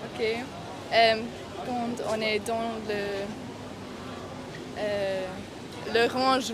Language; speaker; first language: French; non-native, learner; Italian